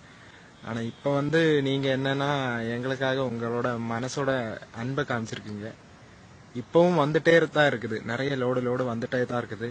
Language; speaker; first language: Tamil; non-native, local second language; Malayalam